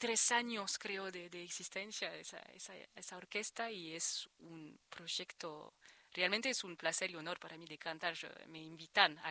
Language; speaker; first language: Spanish; non-native, fluent; French